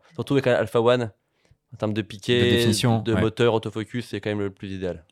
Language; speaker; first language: French; native; French